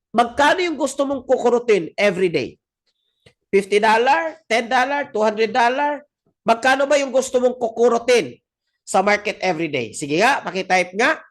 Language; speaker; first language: Filipino; non-native, local second language; Cebuano